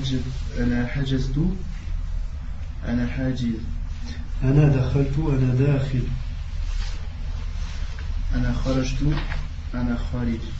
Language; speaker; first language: Arabic; non-native, learner; French